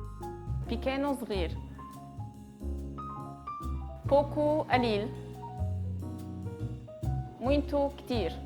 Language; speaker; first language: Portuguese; early bilingual, heritage; Portuguese